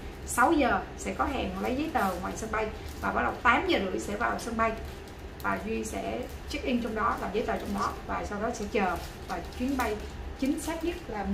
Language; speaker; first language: Vietnamese; native; Vietnamese